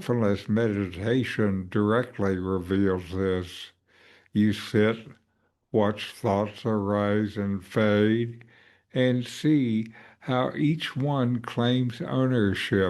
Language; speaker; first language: English; native; English